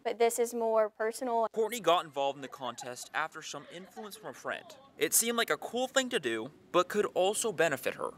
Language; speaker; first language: English; native; English